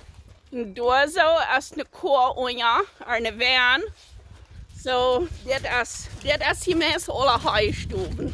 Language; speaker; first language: German; early bilingual, heritage; German